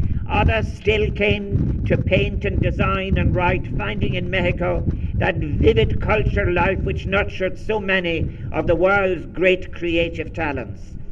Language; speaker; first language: English; native; English